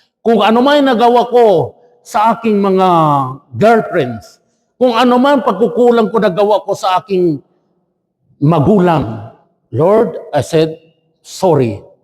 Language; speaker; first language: Filipino; non-native, local second language; Chavacano